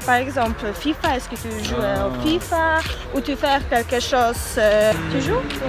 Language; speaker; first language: French; non-native, learner; Polish